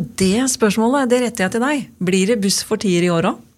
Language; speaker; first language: Norwegian; native; Norwegian